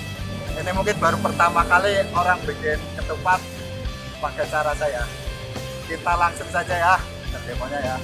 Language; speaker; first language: Indonesian; native; Indonesian